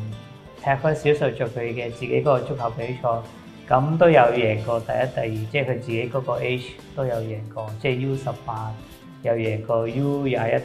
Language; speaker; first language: Cantonese; early bilingual, other home language; Punjabi